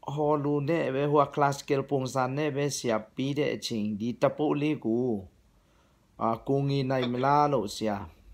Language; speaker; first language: Burmese; non-native, local second language; Tedim Chin